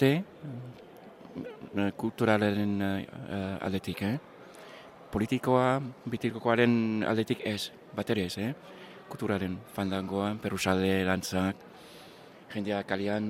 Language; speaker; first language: Basque; non-native, learner; English